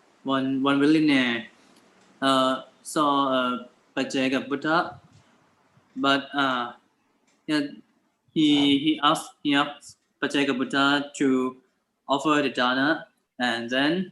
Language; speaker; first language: English; non-native, learner; Thai